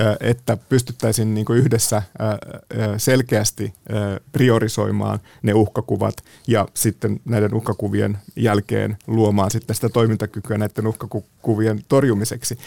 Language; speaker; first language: Finnish; native; Finnish